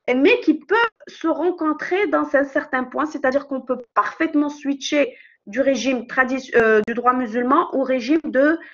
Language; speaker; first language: French; non-native, local second language; Arabic